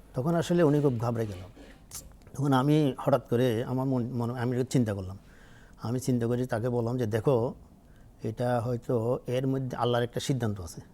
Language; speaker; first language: Bangla; native; Bangla